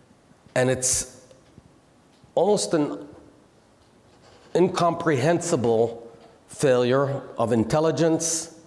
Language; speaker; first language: English; non-native, local second language; Hebrew